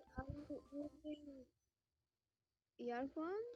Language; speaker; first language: English; non-native, learner; Bangla